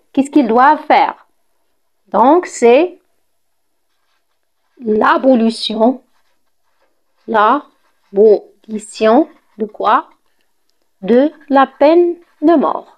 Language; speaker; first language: French; non-native, local second language; Arabic